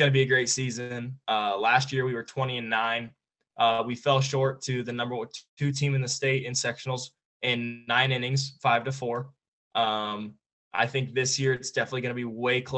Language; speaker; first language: English; native; English